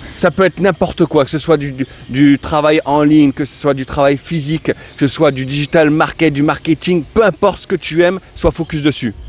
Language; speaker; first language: French; native; French